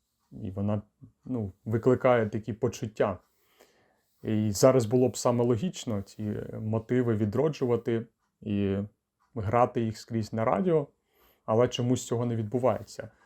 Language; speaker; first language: Ukrainian; native; Ukrainian